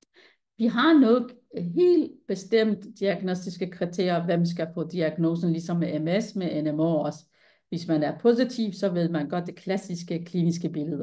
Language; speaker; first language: Danish; non-native, fluent; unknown